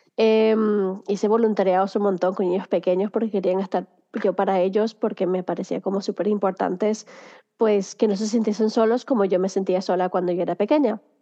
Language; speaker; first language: Spanish; early bilingual, heritage; Spanish